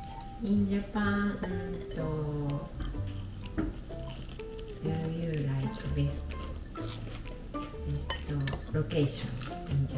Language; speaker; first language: English; non-native, learner; Japanese